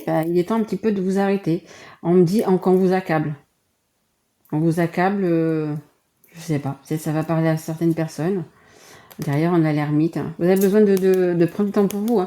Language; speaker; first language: French; native; French